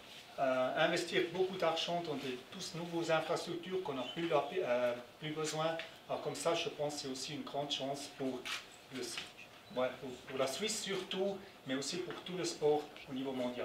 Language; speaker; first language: French; non-native, local second language; German